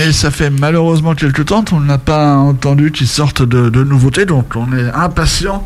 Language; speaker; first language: French; native; French